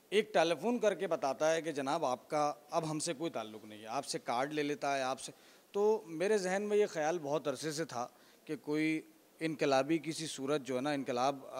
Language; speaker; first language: Urdu; native; Urdu